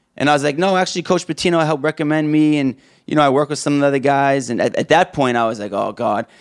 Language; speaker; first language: English; native; English